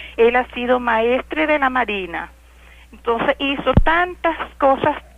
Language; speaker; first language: Spanish; native; Spanish